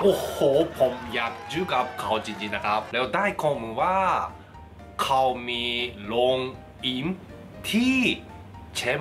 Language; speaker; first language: Thai; non-native, learner; Japanese